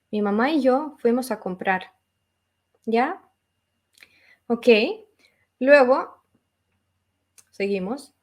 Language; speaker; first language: Spanish; non-native, fluent; Russian